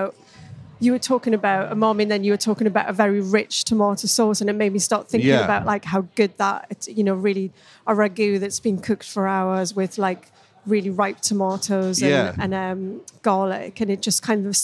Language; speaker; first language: English; native; English